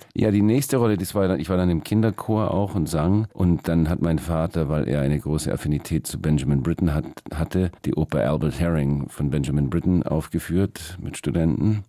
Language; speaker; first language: German; early bilingual, heritage; German